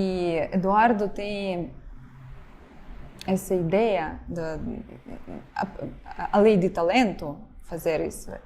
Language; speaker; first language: Portuguese; non-native, fluent; Ukrainian